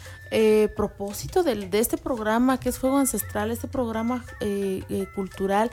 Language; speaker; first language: Spanish; native; Spanish